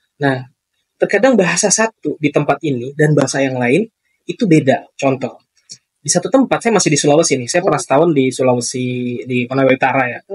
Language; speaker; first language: Indonesian; native; Indonesian